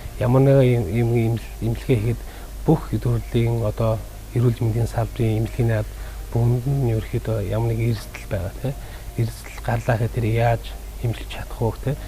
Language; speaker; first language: Mongolian; early bilingual, heritage; Mongolian